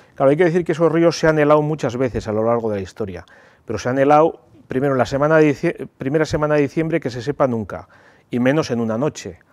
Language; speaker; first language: Spanish; native; Spanish